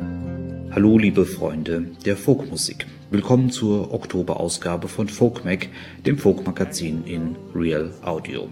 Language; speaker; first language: German; native; German